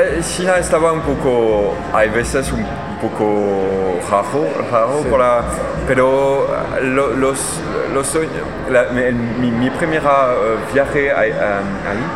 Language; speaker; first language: Spanish; non-native, learner; French